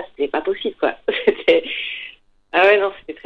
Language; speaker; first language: French; native; French